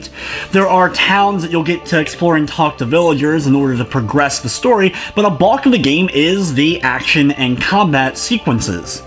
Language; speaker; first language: English; native; English